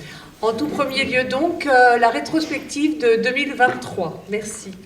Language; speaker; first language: French; native; French